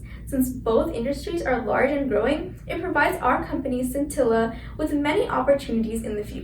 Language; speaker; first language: English; native; English